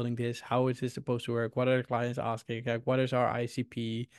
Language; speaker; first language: English; non-native, fluent; Dutch